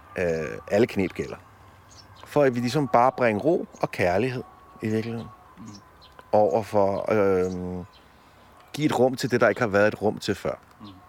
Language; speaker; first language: Danish; early bilingual, other home language; Polish